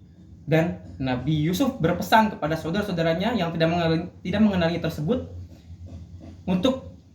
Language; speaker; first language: Indonesian; native; Indonesian